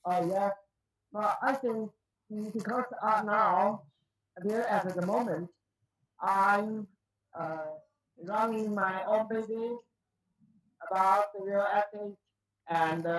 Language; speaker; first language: English; non-native, learner; Chinese